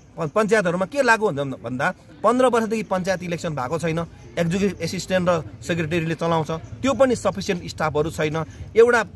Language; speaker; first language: Nepali; native; Nepali